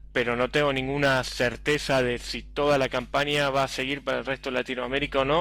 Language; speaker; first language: Spanish; native; Spanish